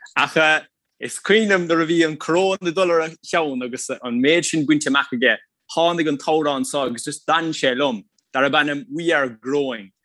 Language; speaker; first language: Irish; native; Irish